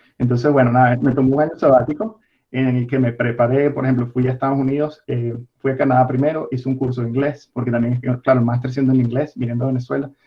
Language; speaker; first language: Spanish; native; Spanish